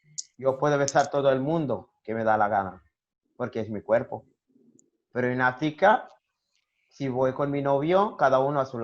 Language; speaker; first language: Spanish; non-native, learner; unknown